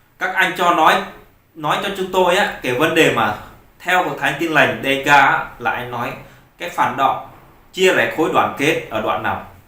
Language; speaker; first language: Vietnamese; non-native, local second language; Jarai